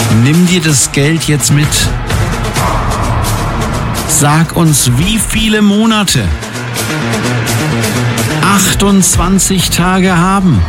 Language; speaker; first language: German; native; German